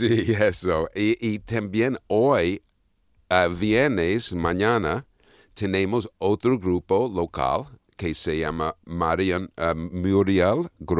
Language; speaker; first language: Spanish; non-native, fluent; English